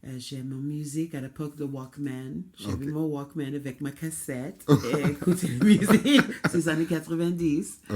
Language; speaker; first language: French; non-native, fluent; English